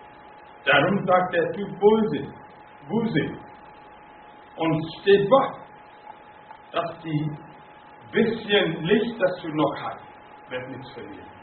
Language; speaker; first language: German; non-native, fluent; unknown